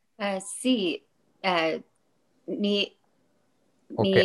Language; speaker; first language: Spanish; non-native, learner; English